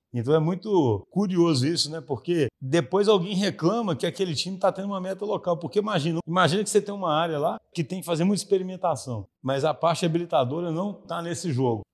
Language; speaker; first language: Portuguese; native; Portuguese